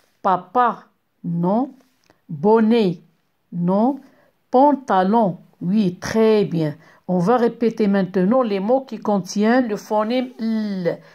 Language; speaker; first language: French; non-native, local second language; Arabic